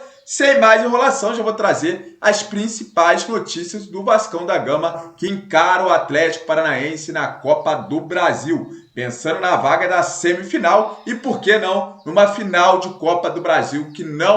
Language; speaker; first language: Portuguese; native; Portuguese